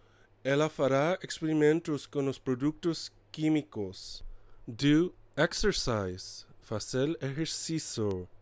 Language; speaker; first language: Portuguese; non-native, learner; English